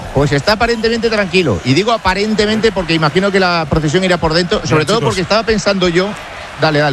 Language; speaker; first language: Spanish; native; Spanish